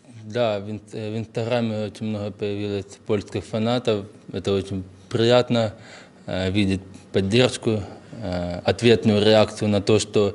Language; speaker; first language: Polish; non-native, learner; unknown